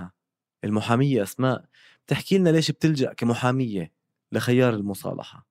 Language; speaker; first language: Arabic; native; Arabic